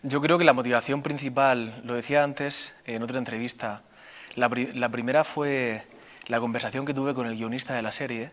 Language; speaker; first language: Spanish; native; Spanish